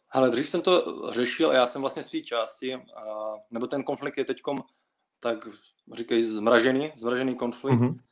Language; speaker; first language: Czech; early bilingual, other home language; Russian